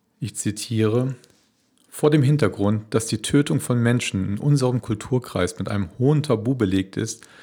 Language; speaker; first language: German; native; German